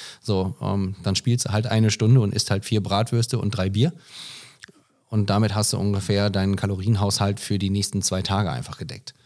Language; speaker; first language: German; non-native, fluent; English